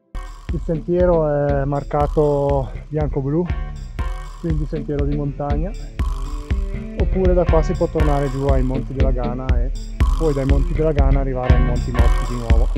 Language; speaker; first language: Italian; native; Italian